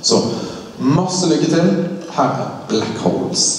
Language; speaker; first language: Norwegian; native; Norwegian